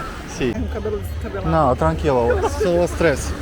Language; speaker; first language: Portuguese; non-native, learner; Russian